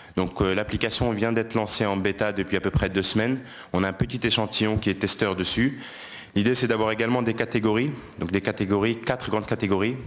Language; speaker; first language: French; non-native, local second language; Wolof